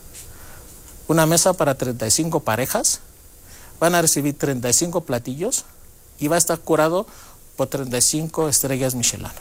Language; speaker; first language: Spanish; non-native, fluent; Greek